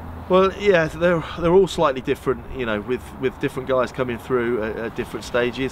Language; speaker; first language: English; native; English